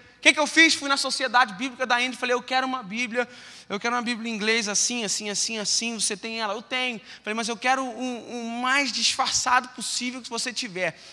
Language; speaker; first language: Portuguese; native; Portuguese